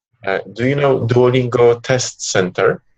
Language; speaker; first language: English; non-native, fluent; Polish